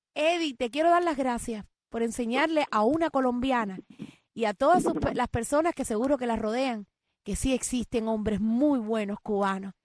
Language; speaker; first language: Spanish; native; Spanish